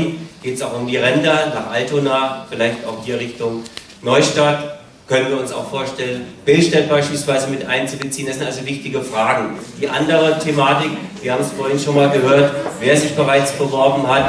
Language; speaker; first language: German; native; German